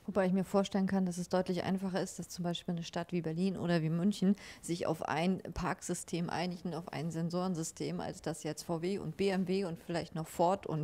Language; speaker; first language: German; native; German